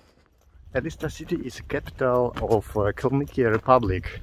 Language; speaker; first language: English; non-native, learner; Russian